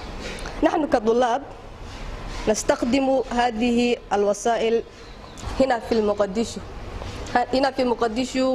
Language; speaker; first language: Arabic; non-native, learner; Somali